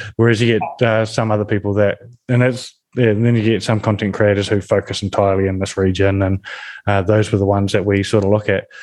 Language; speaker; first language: English; native; English